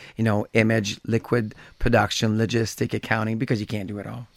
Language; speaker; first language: English; native; English